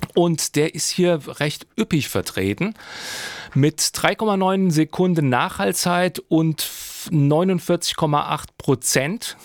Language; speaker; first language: German; native; German